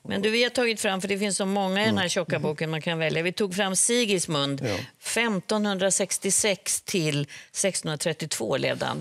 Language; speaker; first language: Swedish; native; Swedish